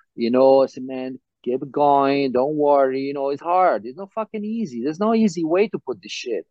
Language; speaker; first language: English; non-native, fluent; Italian